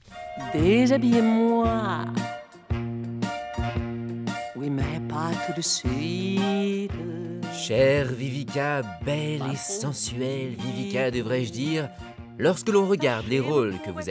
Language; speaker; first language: French; native; French